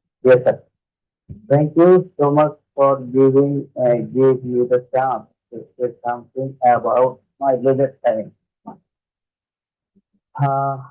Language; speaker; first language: English; non-native, learner; Bangla